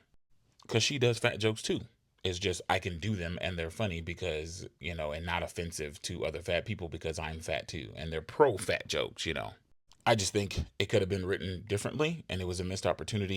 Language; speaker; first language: English; native; English